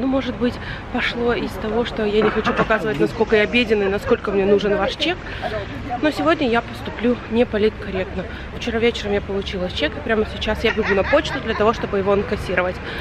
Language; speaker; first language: Russian; native; Russian